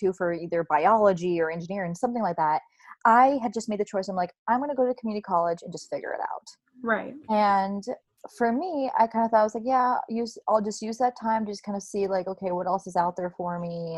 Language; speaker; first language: English; native; English